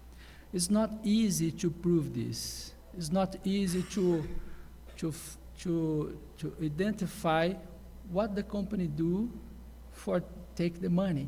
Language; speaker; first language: English; non-native, learner; Portuguese